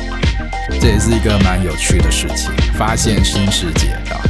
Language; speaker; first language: Chinese; native; Chinese